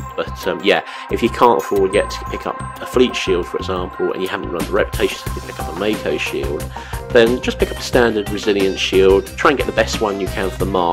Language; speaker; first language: English; native; English